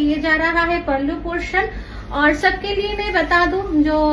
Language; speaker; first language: Hindi; non-native, local second language; Bangla